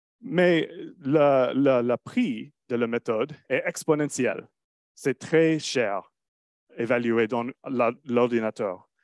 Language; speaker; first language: French; non-native, learner; English